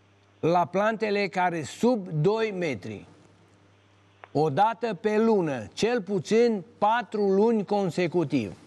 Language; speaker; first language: Romanian; native; Romanian